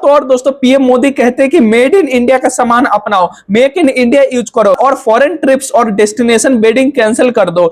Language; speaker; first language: Hindi; native; Hindi